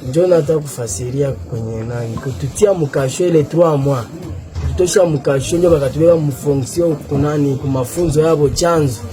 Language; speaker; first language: Swahili; native; Swahili